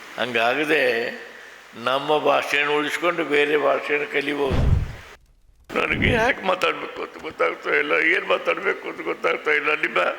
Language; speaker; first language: Kannada; native; Kannada